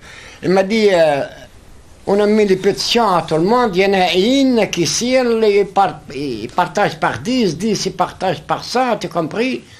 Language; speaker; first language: French; non-native, learner; Arabic